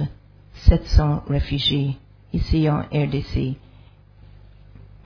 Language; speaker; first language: French; non-native, fluent; English